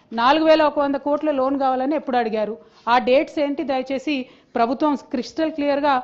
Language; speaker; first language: Telugu; native; Telugu